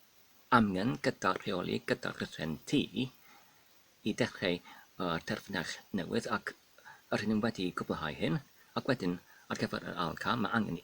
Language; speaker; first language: Welsh; non-native, learner; Polish